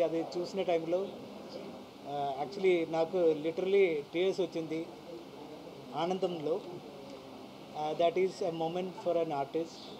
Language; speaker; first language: Telugu; non-native, fluent; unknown